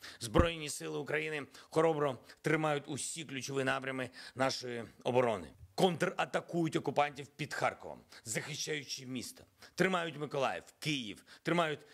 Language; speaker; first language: Ukrainian; non-native, local second language; Russian